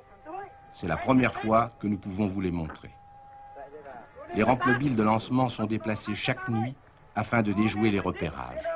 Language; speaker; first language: French; native; French